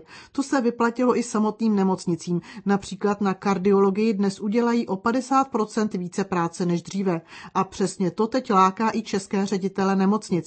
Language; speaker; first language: Czech; native; Czech